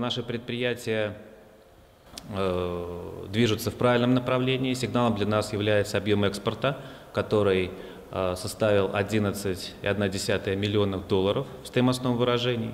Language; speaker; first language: Russian; native; Russian